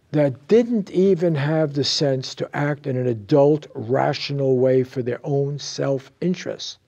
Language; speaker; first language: English; native; English